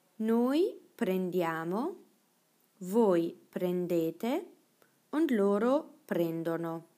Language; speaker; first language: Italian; non-native, fluent; German